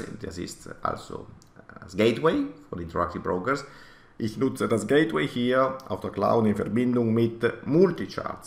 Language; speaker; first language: German; non-native, fluent; Italian